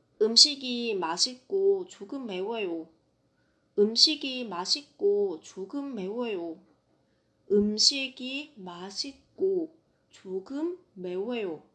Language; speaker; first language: Korean; non-native, fluent; Vietnamese